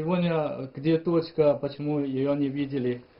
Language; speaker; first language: Russian; non-native, fluent; Chinese